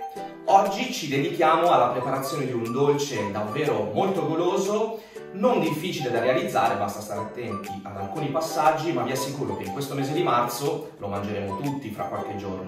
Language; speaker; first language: Italian; native; Italian